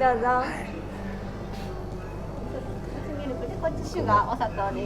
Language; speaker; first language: Japanese; native; Japanese